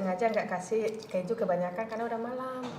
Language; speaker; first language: Indonesian; native; Indonesian